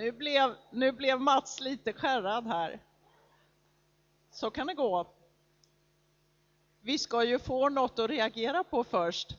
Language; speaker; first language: Swedish; native; Swedish